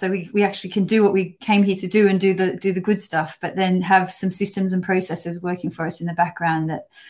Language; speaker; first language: English; native; English